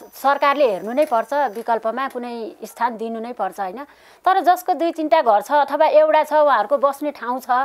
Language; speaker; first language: Nepali; native; Nepali